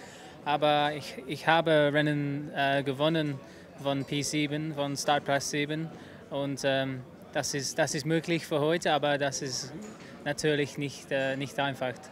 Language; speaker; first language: German; non-native, learner; English